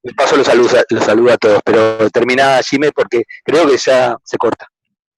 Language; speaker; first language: Spanish; native; Spanish